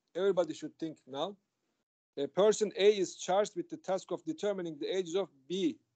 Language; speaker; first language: English; non-native, fluent; Turkish